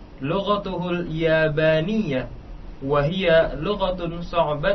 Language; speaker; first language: Arabic; non-native, learner; Indonesian